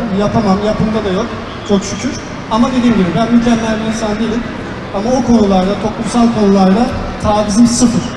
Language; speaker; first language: Turkish; early bilingual, heritage; Turkish